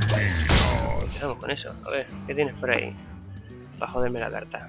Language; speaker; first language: Spanish; native; Spanish